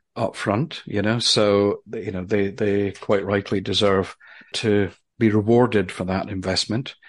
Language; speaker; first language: English; native; English